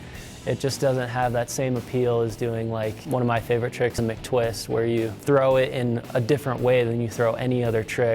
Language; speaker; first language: English; native; English